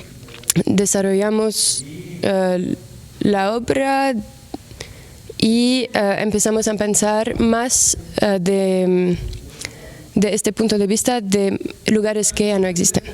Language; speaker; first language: Spanish; non-native, fluent; Arabic